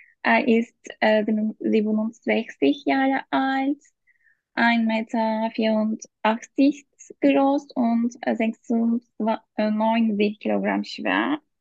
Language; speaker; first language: German; non-native, learner; Turkish